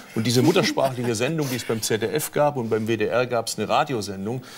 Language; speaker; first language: German; early bilingual, other home language; Turkish